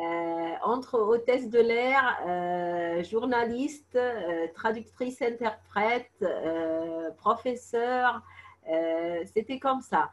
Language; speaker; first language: French; non-native, fluent; Arabic